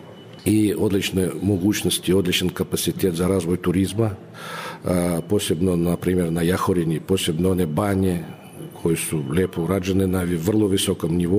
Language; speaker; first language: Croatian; non-native, fluent; Russian